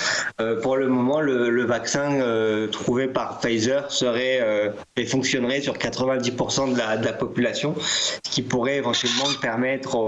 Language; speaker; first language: French; native; French